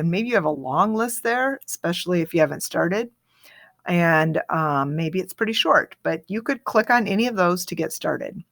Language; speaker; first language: English; native; English